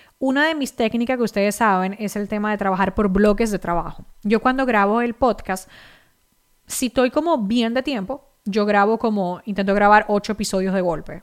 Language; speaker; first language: Spanish; native; Spanish